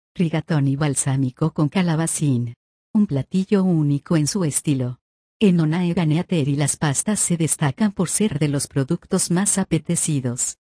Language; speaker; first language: Spanish; native; Spanish